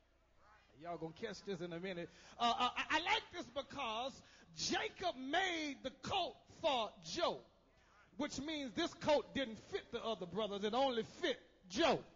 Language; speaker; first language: English; native; English